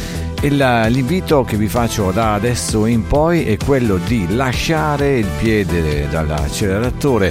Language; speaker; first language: Italian; native; Italian